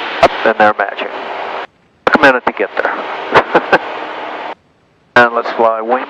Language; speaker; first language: English; native; English